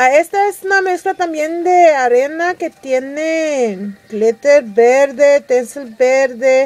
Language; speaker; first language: Spanish; early bilingual, heritage; Spanish